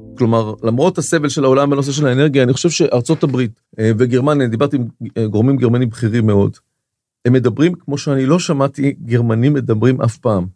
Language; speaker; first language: Hebrew; native; Hebrew